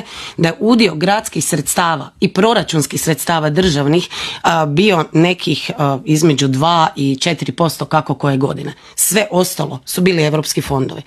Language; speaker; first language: Croatian; native; Croatian